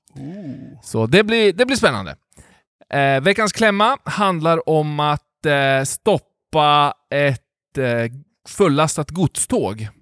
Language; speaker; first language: Swedish; native; Swedish